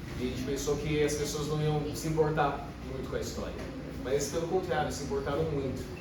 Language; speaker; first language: Portuguese; native; Portuguese